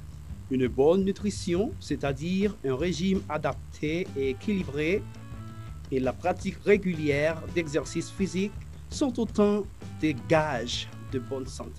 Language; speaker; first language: French; non-native, fluent; Spanish